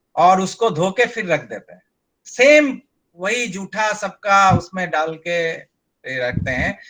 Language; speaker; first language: Hindi; non-native, local second language; Bangla